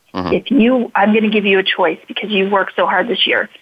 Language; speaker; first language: English; native; English